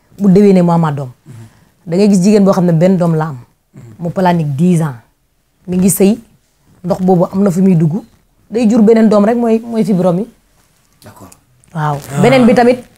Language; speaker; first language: Wolof; native; Wolof